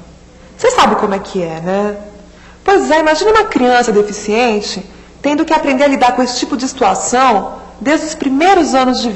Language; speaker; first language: Portuguese; native; Portuguese